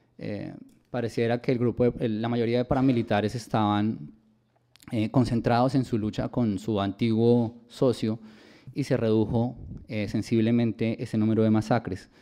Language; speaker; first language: Spanish; native; Spanish